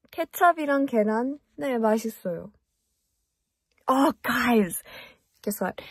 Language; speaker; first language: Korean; early bilingual, heritage; English